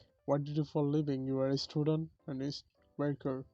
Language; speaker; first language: English; non-native, learner; Bangla